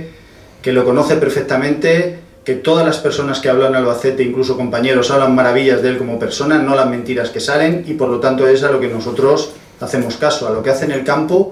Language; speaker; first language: Spanish; native; Spanish